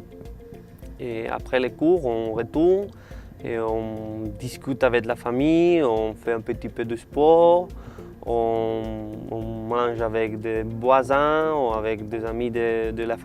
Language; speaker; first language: French; non-native, learner; Spanish